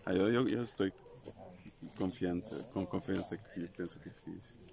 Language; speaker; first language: Spanish; non-native, fluent; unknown